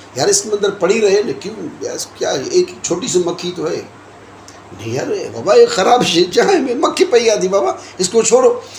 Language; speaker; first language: Urdu; non-native, local second language; Sindhi